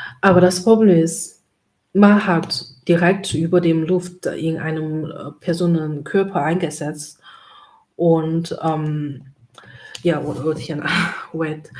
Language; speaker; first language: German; non-native, learner; Chinese